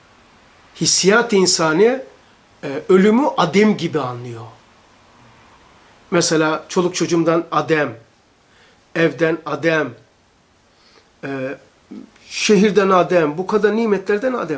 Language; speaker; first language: Turkish; native; Turkish